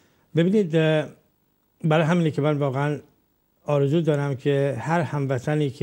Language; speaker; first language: Persian; native; Persian